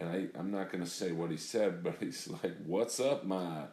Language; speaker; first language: English; native; English